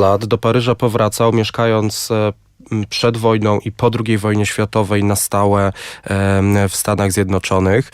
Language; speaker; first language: Polish; native; Polish